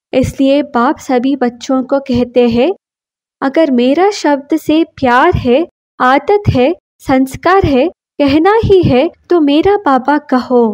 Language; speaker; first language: Hindi; non-native, local second language; Kannada